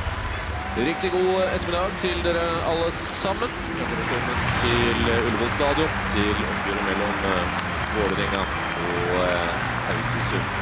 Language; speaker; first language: Norwegian; native; Norwegian